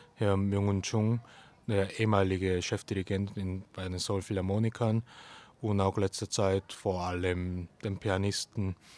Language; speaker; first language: German; non-native, fluent; Korean